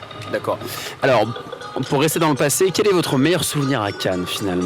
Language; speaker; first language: French; native; French